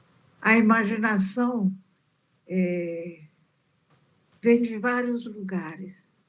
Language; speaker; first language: Portuguese; early bilingual, other home language; Italian